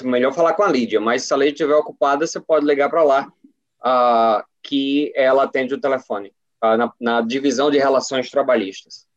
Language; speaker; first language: Portuguese; native; Portuguese